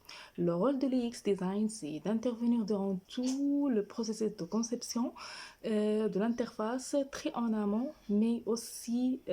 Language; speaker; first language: French; non-native, fluent; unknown